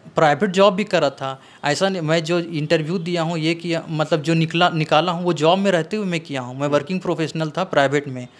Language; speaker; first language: Hindi; native; Hindi